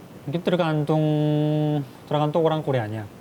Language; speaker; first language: Indonesian; non-native, fluent; Korean